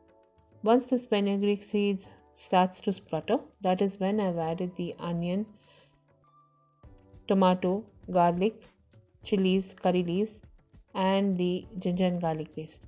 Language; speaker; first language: English; non-native, local second language; Tamil